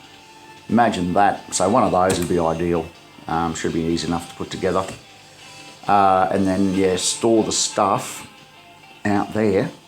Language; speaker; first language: English; native; English